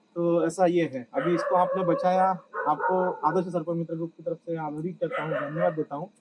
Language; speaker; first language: Hindi; non-native, local second language; Marathi